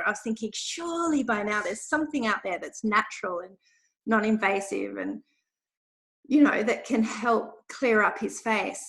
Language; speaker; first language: English; native; English